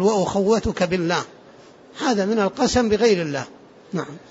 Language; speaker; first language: Arabic; native; Arabic